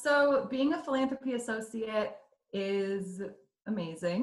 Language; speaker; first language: English; native; English